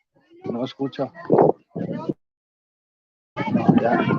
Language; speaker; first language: Spanish; non-native, fluent; Chinese